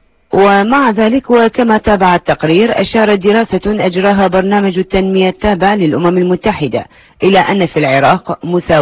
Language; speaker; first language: Arabic; native; Arabic